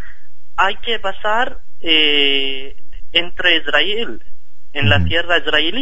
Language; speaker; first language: Spanish; non-native, fluent; Arabic